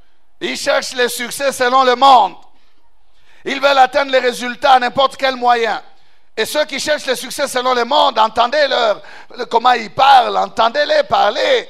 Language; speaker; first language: French; non-native, local second language; Swahili